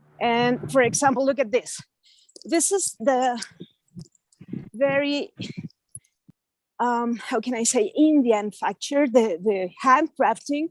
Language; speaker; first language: English; non-native, fluent; Spanish